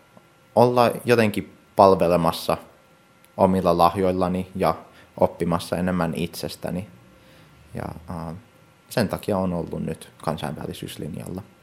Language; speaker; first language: Finnish; early bilingual, heritage; Finnish